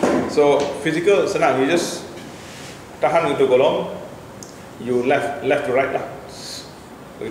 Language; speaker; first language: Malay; non-native, local second language; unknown